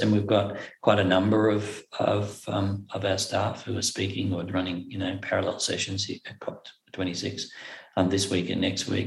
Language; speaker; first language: English; native; English